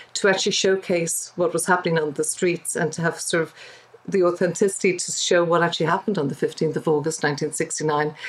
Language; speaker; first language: English; native; English